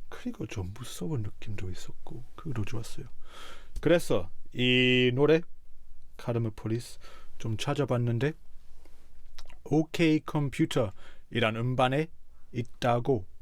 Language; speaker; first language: Korean; non-native, fluent; English